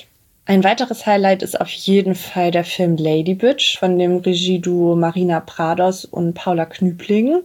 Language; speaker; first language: German; native; German